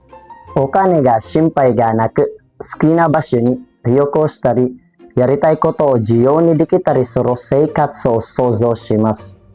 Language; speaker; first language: Japanese; non-native, learner; Filipino